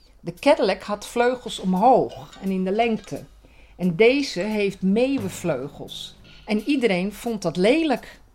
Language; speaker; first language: Dutch; native; Dutch